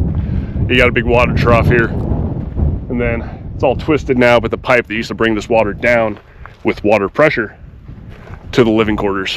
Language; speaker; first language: English; native; English